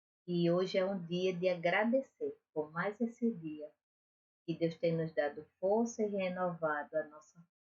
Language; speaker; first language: Portuguese; native; Portuguese